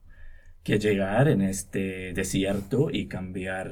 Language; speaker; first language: Spanish; non-native, local second language; Arabic